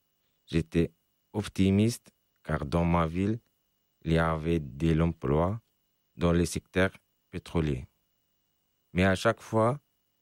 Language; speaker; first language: French; non-native, local second language; Arabic